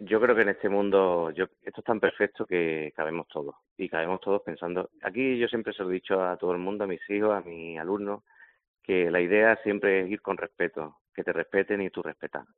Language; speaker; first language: Spanish; native; Spanish